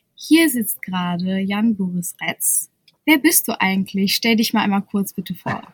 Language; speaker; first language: German; early bilingual, other home language; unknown